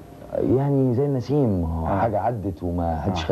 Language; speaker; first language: Arabic; native; Arabic